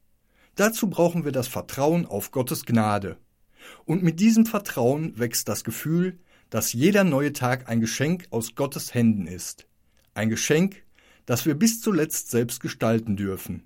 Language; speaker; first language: German; native; German